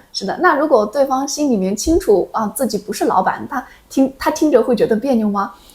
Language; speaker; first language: Chinese; native; Chinese